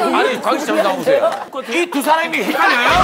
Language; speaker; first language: Korean; native; Korean